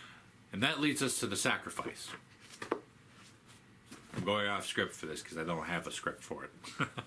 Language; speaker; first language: English; native; English